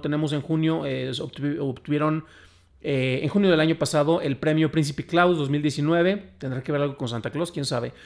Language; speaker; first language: Spanish; native; Spanish